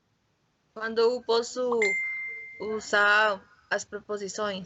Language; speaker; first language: Portuguese; non-native, learner; Spanish